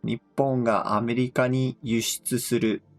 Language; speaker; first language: Japanese; non-native, fluent; English